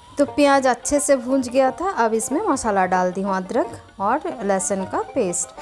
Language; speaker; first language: Hindi; non-native, local second language; Bangla